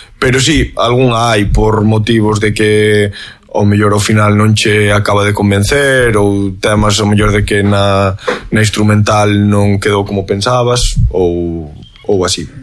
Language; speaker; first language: Galician; native; Galician